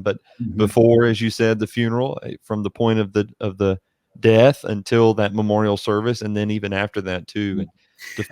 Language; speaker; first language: English; native; English